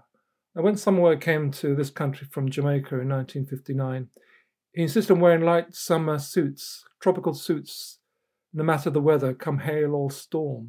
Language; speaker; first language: English; native; English